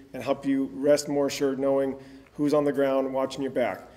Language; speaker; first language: English; native; English